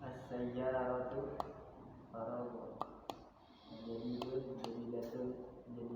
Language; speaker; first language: Arabic; non-native, learner; Indonesian